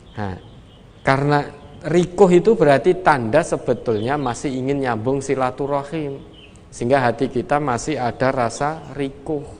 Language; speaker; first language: Indonesian; non-native, local second language; Javanese